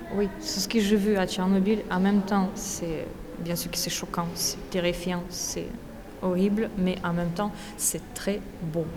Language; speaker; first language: French; non-native, fluent; Russian